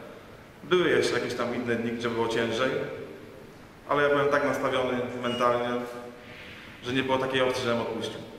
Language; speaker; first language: Polish; native; Polish